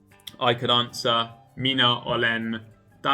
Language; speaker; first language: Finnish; non-native, learner; English